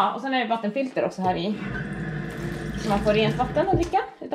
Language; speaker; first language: Swedish; native; Swedish